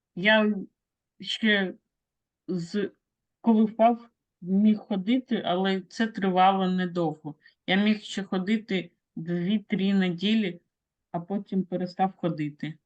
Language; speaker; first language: Ukrainian; non-native, local second language; Russian